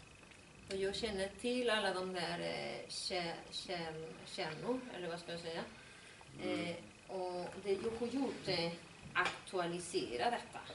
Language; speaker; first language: Swedish; non-native, fluent; Spanish